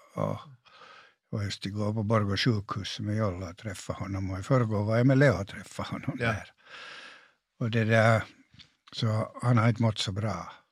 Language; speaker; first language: Swedish; native; Swedish